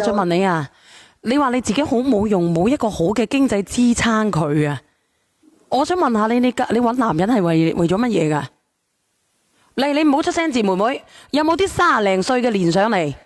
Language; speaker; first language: Cantonese; native; Cantonese